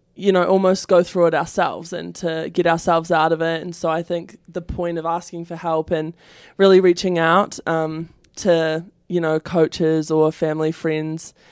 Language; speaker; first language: English; native; English